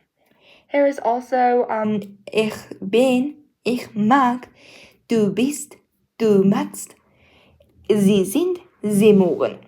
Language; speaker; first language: German; non-native, learner; Mongolian